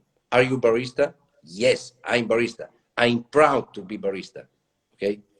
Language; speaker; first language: English; non-native, learner; Italian